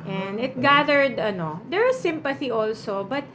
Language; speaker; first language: English; non-native, local second language; Filipino